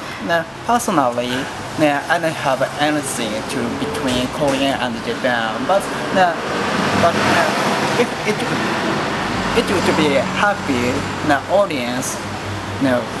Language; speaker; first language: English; non-native, learner; Japanese